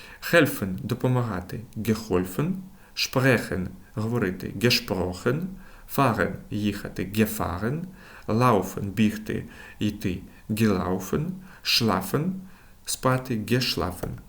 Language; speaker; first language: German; non-native, fluent; Ukrainian